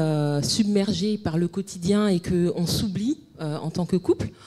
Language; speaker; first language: French; native; French